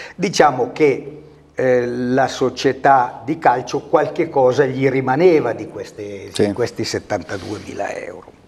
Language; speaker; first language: Italian; native; Italian